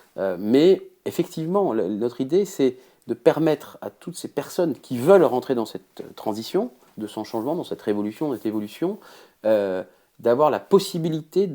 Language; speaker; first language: French; native; French